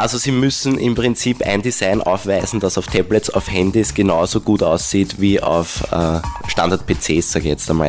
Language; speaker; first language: German; native; German